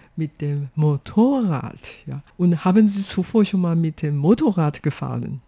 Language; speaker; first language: German; non-native, fluent; Chinese